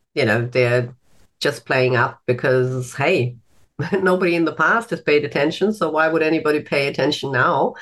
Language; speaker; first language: English; non-native, fluent; German